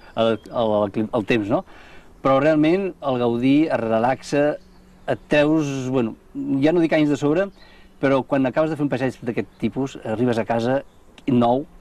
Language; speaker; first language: Catalan; non-native, local second language; Spanish